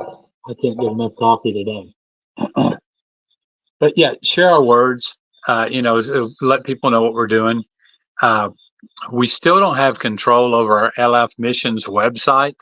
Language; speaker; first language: English; native; English